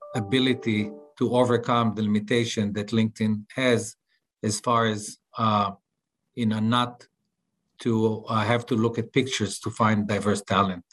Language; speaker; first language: English; non-native, fluent; Hebrew